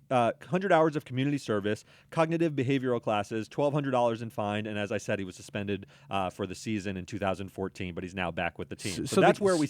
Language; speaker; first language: English; native; English